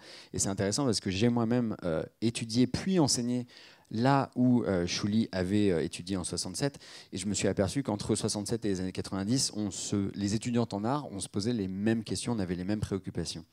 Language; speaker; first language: French; native; French